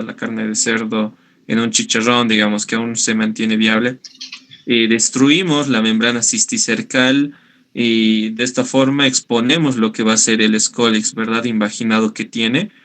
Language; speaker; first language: Spanish; native; Spanish